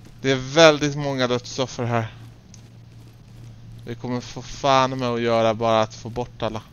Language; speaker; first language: Swedish; native; Swedish